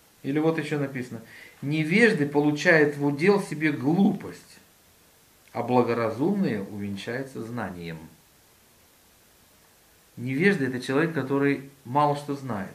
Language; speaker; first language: Russian; native; Russian